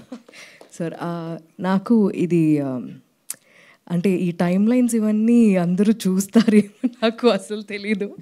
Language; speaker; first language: Telugu; non-native, fluent; Malayalam